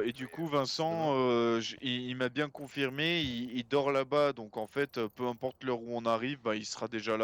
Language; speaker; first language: French; native; French